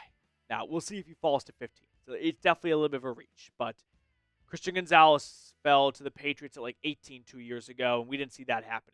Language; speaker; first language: English; native; English